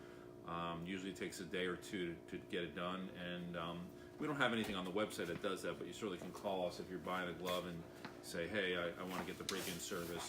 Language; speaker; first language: English; native; English